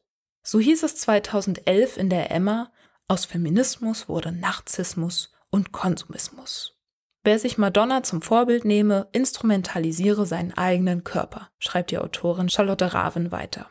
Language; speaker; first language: German; native; German